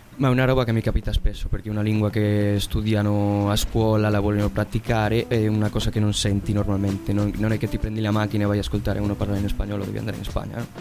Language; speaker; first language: Italian; non-native, fluent; Spanish